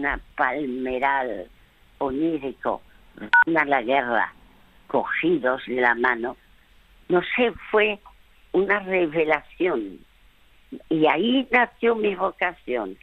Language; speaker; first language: Spanish; early bilingual, other home language; French